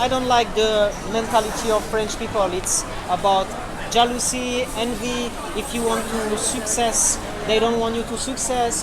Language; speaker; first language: English; non-native, learner; French